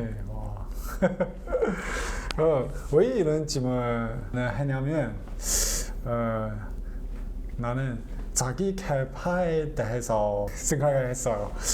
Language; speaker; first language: Korean; non-native, learner; Chinese